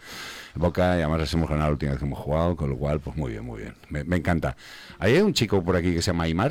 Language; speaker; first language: Spanish; native; Spanish